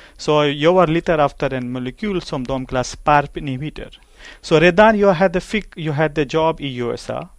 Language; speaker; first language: Swedish; non-native, learner; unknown